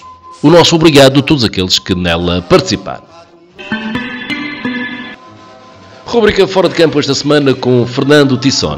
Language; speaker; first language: Portuguese; native; Portuguese